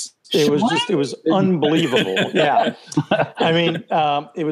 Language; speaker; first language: English; non-native, fluent; Hebrew